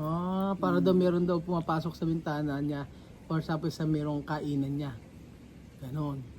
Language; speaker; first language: Filipino; native; Filipino